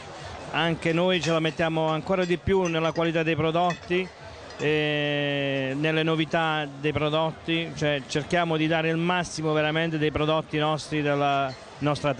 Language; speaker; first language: Italian; native; Italian